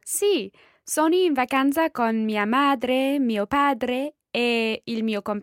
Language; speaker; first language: Italian; non-native, learner; English